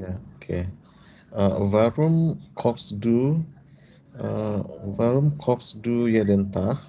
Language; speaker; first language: German; non-native, learner; Indonesian